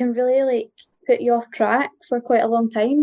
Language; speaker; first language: English; native; English